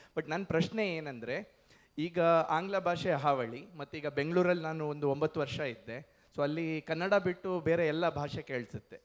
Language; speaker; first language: Kannada; non-native, local second language; Konkani